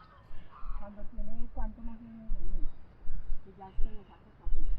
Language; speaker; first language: Spanish; native; Spanish